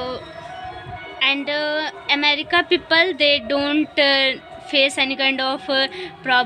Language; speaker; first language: English; non-native, learner; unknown